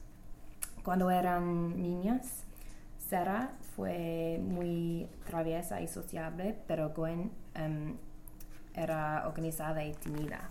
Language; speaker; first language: Spanish; non-native, learner; English